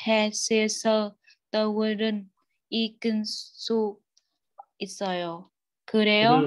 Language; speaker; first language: Korean; non-native, learner; Vietnamese